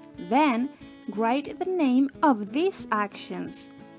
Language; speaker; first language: English; non-native, fluent; Spanish